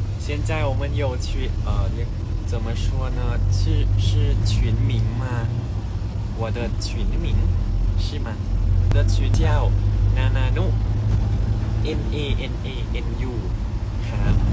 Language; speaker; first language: Chinese; non-native, learner; Thai